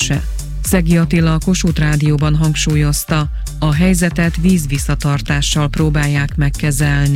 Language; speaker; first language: Hungarian; native; Hungarian